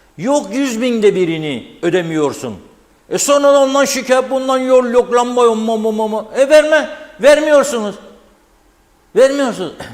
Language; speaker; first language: Turkish; native; Turkish